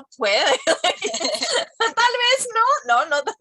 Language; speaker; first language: Spanish; non-native, fluent; English